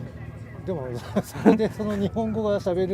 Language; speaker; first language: Japanese; native; Japanese